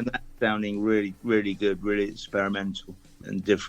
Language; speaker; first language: English; native; English